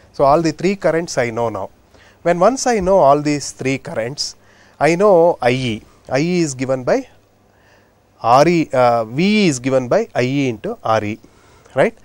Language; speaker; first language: English; non-native, local second language; Kannada